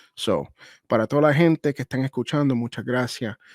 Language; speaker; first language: Spanish; early bilingual, heritage; Spanish